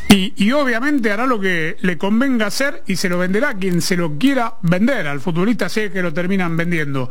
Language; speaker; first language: Spanish; native; Spanish